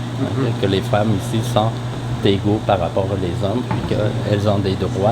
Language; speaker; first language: French; non-native, fluent; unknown